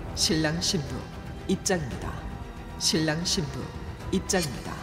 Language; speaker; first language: Korean; native; Korean